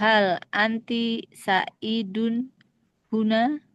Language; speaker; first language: Arabic; non-native, learner; Indonesian